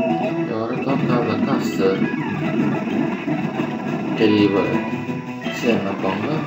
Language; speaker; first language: Italian; native; Italian